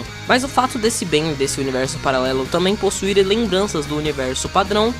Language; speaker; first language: Portuguese; native; Portuguese